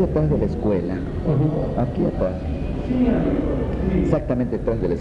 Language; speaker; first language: Spanish; native; Spanish